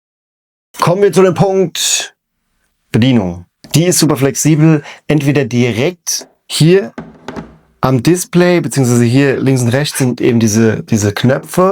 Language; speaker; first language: German; native; German